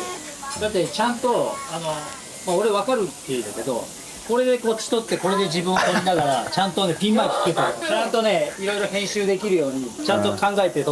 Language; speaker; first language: Japanese; native; Japanese